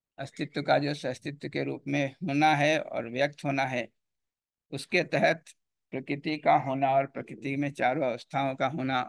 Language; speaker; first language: Hindi; native; Hindi